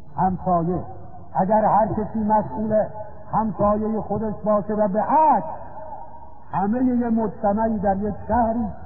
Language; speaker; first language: Persian; native; Persian